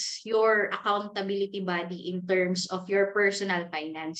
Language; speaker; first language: English; non-native, local second language; Cebuano